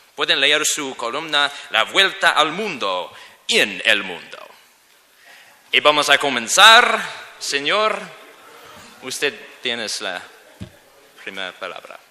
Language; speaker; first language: Spanish; non-native, learner; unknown